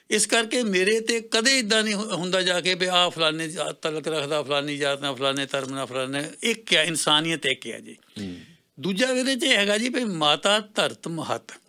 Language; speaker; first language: Punjabi; native; Punjabi